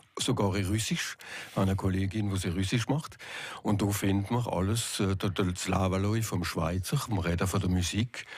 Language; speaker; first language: German; non-native, local second language; French